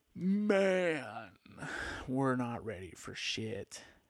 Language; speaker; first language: English; native; English